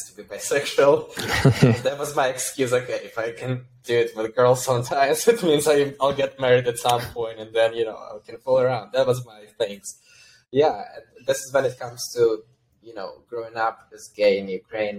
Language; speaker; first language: English; non-native, fluent; Ukrainian